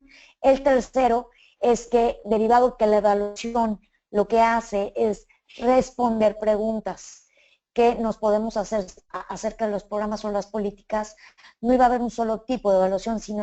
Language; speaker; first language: Spanish; native; Spanish